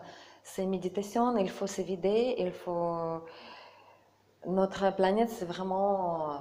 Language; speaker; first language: French; non-native, learner; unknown